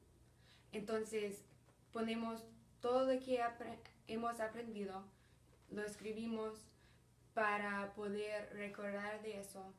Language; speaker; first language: Spanish; early bilingual, heritage; Spanish